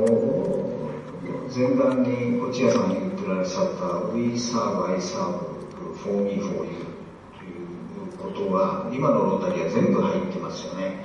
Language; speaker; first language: Japanese; native; Japanese